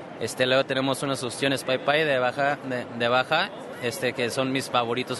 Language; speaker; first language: Spanish; early bilingual, heritage; Spanish